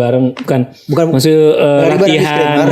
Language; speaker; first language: Indonesian; native; Indonesian